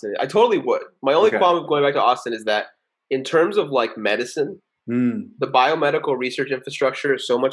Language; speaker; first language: English; early bilingual, other home language; Spanish